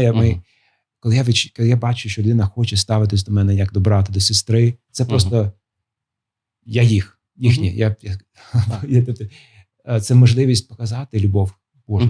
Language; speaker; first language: Ukrainian; non-native, fluent; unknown